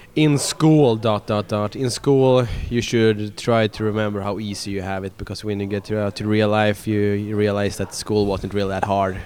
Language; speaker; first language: English; non-native, fluent; Swedish